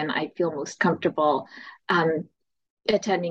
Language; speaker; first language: English; native; English